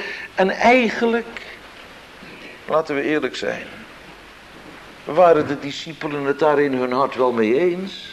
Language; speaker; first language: Dutch; native; Dutch